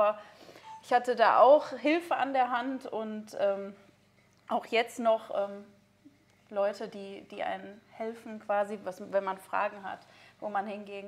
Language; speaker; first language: German; native; German